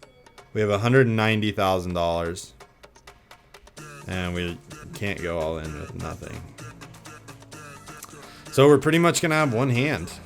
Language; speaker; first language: English; native; English